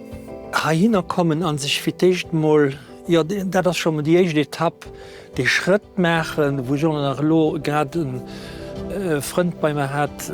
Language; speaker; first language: German; non-native, local second language; Luxembourgish